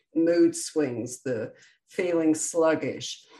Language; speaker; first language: English; native; English